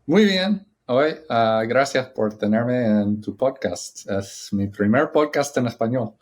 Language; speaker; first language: Spanish; non-native, fluent; English